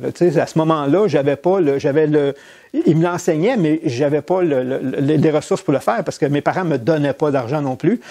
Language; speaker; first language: French; native; French